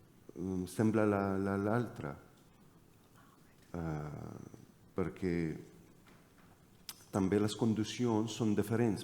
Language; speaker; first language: Catalan; non-native, fluent; Arabic